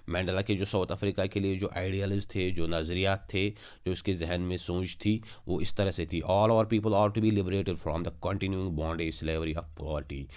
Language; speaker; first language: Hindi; non-native, local second language; Kashmiri